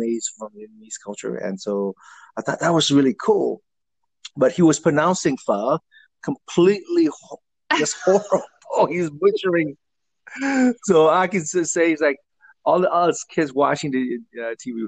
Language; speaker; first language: English; early bilingual, other home language; Vietnamese